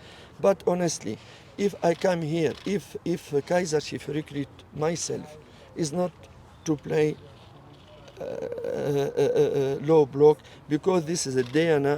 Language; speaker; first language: English; non-native, learner; French